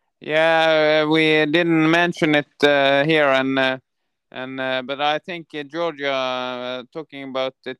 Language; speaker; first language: English; non-native, fluent; Norwegian